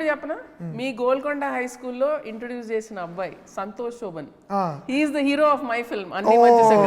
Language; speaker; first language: Telugu; native; Telugu